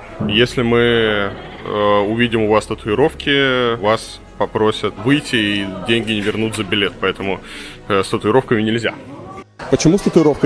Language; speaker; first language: Russian; native; Russian